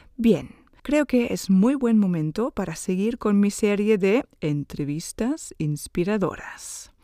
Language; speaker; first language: Spanish; non-native, fluent; German